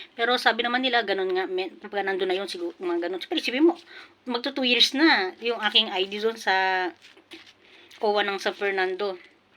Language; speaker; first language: Filipino; non-native, local second language; Pampanga